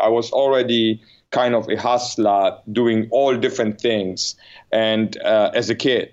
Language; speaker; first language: English; non-native, fluent; Polish